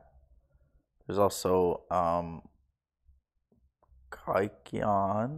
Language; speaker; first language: Finnish; non-native, learner; English